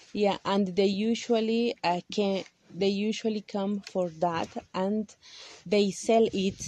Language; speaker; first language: English; non-native, learner; Kaqchikel